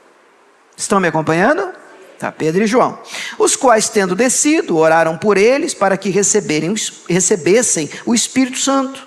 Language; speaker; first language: Portuguese; native; Portuguese